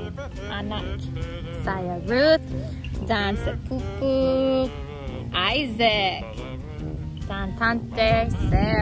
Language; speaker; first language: Indonesian; non-native, learner; English